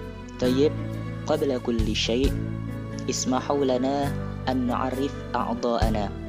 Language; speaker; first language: Arabic; non-native, learner; Indonesian